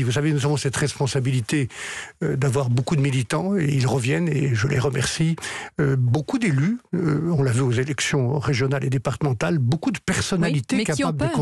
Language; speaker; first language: French; native; French